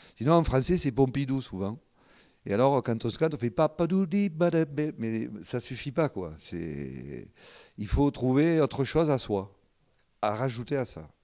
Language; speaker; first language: French; non-native, local second language; Occitan